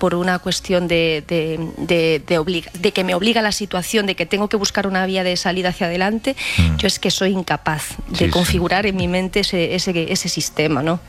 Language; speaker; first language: Spanish; native; Spanish